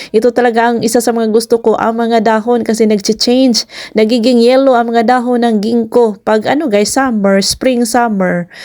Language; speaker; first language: Filipino; non-native, local second language; Cebuano